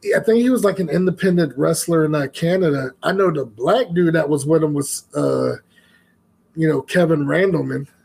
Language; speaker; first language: English; native; English